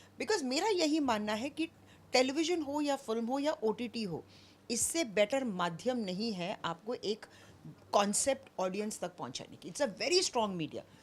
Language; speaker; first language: Hindi; non-native, local second language; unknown